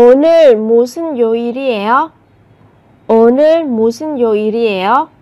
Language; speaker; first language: Korean; non-native, fluent; Vietnamese